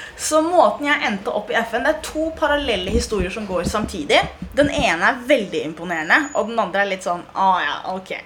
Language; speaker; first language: Norwegian; early bilingual, other home language; Somali